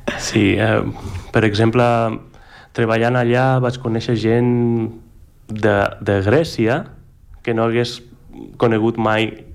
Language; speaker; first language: Catalan; non-native, fluent; Greek